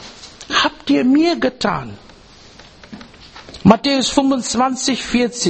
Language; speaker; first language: German; non-native, learner; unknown